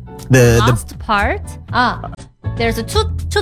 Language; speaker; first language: English; non-native, learner; Korean